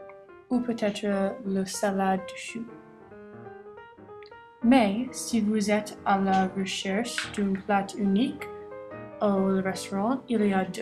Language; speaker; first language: French; non-native, learner; English